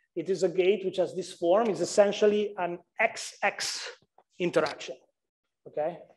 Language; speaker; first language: English; non-native, fluent; Italian